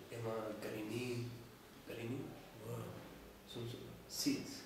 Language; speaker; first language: Hebrew; non-native, learner; English